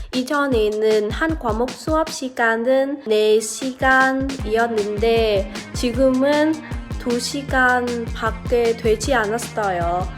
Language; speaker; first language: Korean; non-native, fluent; Vietnamese